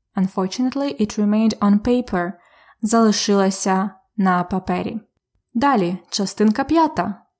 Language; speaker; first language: Ukrainian; native; Ukrainian